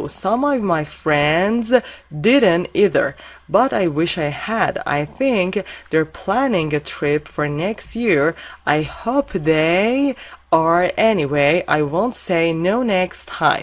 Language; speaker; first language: English; non-native, fluent; Persian